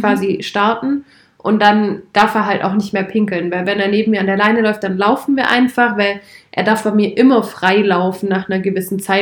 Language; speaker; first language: German; native; German